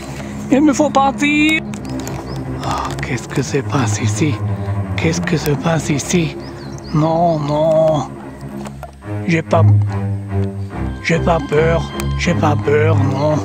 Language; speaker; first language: French; non-native, learner; English